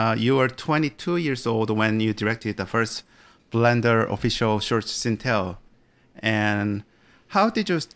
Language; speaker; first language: English; non-native, fluent; Korean